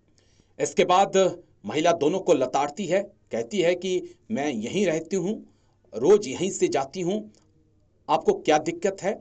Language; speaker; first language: Hindi; native; Hindi